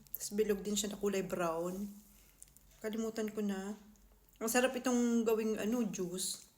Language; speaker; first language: Filipino; non-native, local second language; Bikol